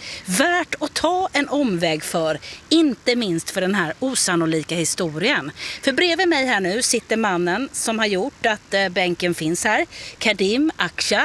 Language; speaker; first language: Swedish; native; Swedish